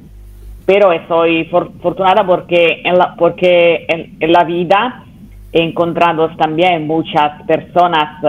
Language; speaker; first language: Spanish; non-native, fluent; Italian